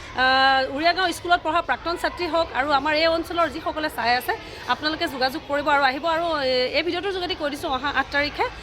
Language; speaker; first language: Assamese; native; Assamese